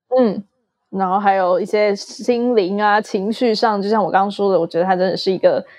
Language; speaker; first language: Chinese; native; Chinese